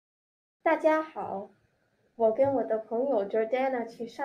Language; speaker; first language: Chinese; non-native, learner; English